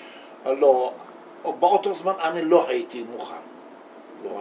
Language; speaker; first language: Hebrew; non-native, learner; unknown